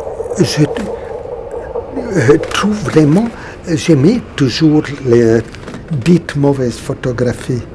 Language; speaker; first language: French; non-native, fluent; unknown